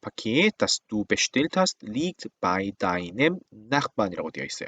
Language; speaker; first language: German; non-native, fluent; Korean